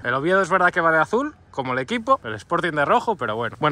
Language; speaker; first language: Spanish; native; Spanish